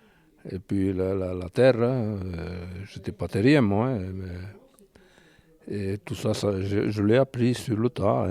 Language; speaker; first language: French; native; French